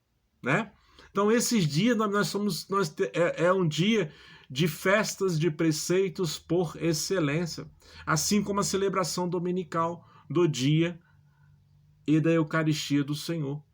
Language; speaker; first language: Portuguese; native; Portuguese